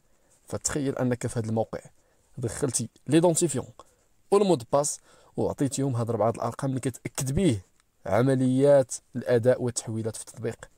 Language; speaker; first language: Arabic; native; Arabic